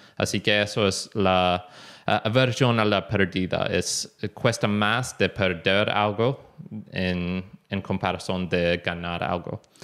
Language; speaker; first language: Spanish; non-native, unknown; English